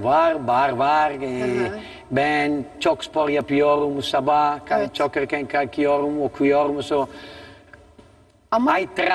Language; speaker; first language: Turkish; non-native, learner; Italian